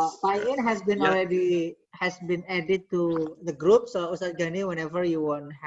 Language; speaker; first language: English; non-native, fluent; Indonesian